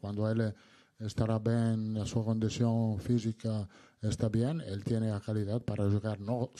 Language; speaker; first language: Spanish; non-native, learner; Italian